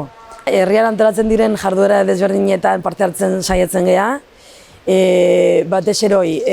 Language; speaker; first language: Basque; non-native, local second language; Arabic